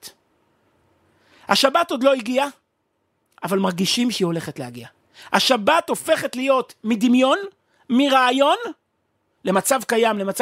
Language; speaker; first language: Hebrew; native; Hebrew